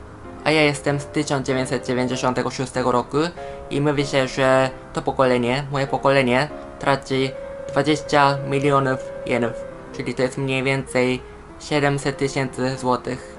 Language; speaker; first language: Polish; non-native, fluent; Japanese